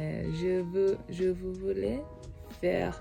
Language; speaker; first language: French; non-native, learner; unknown